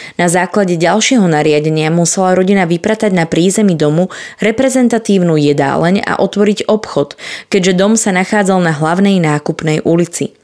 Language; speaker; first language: Slovak; native; Slovak